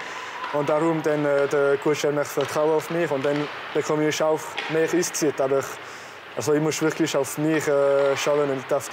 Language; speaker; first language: German; non-native, local second language; French